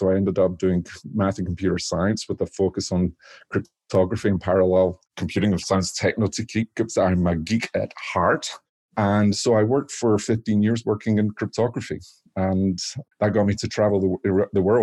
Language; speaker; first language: English; native; English